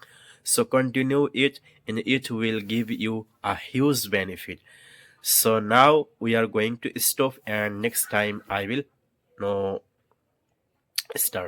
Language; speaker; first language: English; non-native, learner; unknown